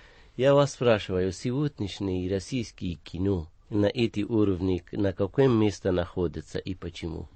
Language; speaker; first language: Russian; non-native, learner; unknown